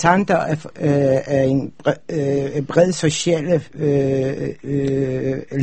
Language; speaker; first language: Danish; non-native, fluent; Polish